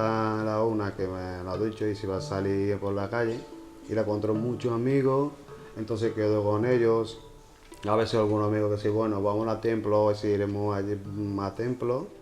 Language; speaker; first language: Spanish; non-native, learner; Punjabi